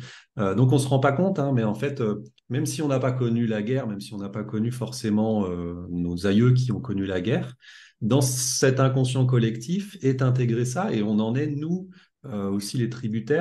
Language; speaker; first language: French; native; French